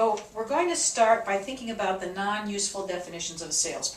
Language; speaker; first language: English; native; English